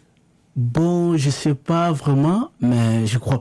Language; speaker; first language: French; non-native, local second language; Lingala